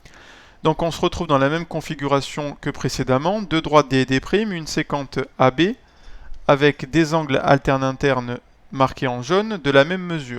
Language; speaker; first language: French; native; French